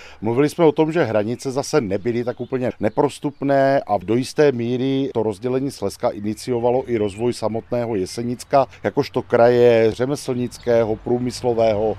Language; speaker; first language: Czech; native; Czech